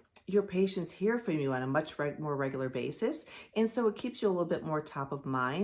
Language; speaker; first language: English; native; English